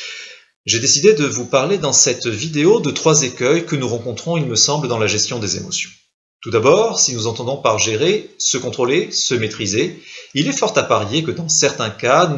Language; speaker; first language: French; native; French